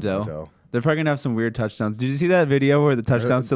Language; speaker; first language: English; native; English